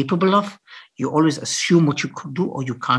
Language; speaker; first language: English; native; English